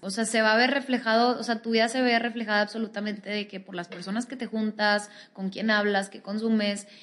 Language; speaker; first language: Spanish; native; Spanish